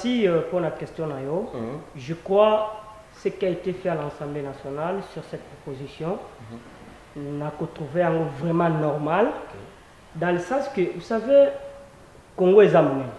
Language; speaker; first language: French; non-native, local second language; Lingala